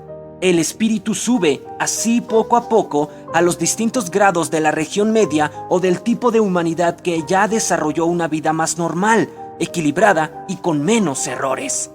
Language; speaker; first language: Spanish; native; Spanish